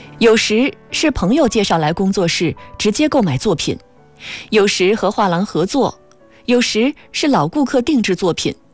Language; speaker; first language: Chinese; native; Chinese